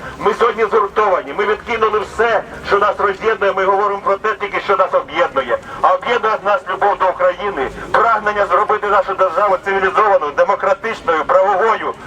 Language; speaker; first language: Ukrainian; native; Ukrainian